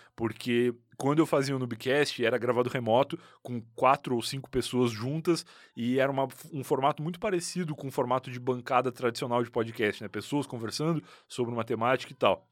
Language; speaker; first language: Portuguese; native; Portuguese